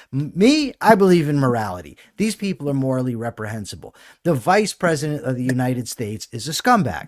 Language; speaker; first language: English; native; English